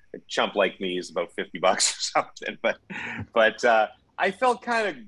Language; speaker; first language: English; native; English